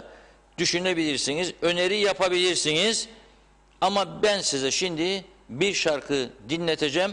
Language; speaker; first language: Turkish; native; Turkish